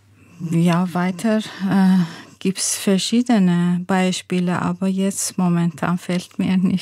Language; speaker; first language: German; non-native, learner; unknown